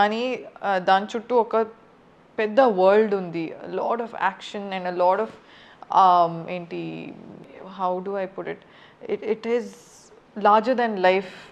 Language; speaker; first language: Telugu; non-native, fluent; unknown